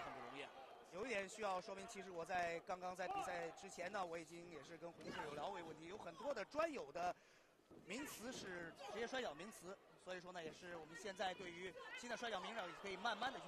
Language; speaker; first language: Chinese; native; Chinese